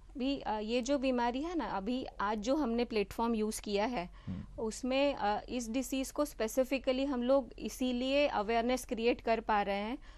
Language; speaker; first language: Hindi; non-native, local second language; Gujarati